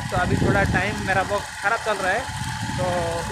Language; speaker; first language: Hindi; non-native, local second language; Odia